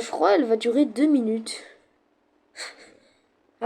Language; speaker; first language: French; native; French